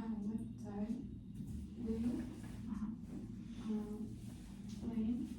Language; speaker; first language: English; non-native, learner; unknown